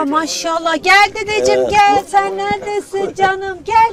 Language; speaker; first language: Turkish; native; Turkish